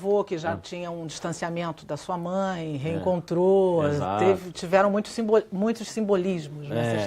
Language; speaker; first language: Portuguese; native; Portuguese